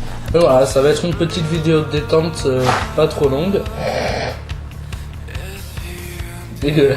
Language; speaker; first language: French; native; French